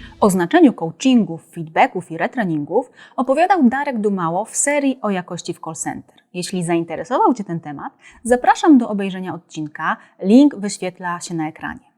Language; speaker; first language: Polish; native; Polish